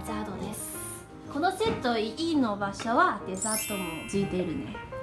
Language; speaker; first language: Japanese; non-native, learner; Chinese